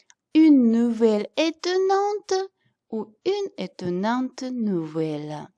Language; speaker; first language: French; non-native, fluent; Russian